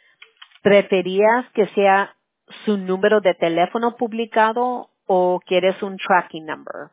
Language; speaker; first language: Spanish; early bilingual, heritage; English